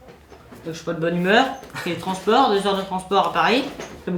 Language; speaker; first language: French; native; French